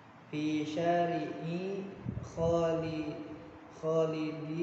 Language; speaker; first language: Arabic; non-native, learner; Indonesian